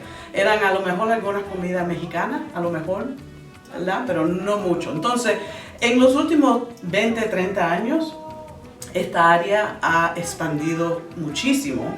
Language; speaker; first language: Spanish; early bilingual, other home language; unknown